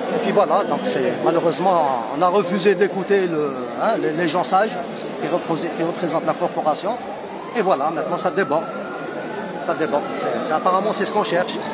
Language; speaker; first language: French; non-native, local second language; Arabic